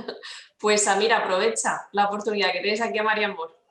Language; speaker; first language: Spanish; native; Spanish